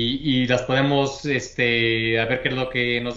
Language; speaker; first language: Spanish; native; Spanish